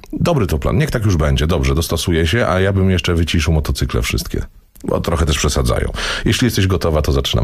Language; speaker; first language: Polish; native; Polish